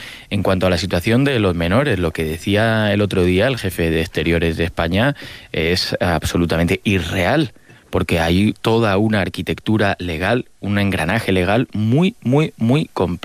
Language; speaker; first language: Spanish; native; Spanish